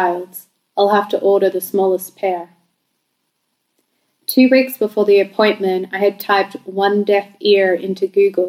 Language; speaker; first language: English; native; English